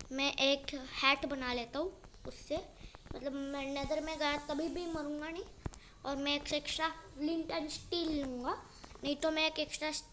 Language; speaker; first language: Hindi; non-native, local second language; Marathi